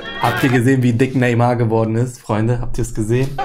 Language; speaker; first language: German; native; German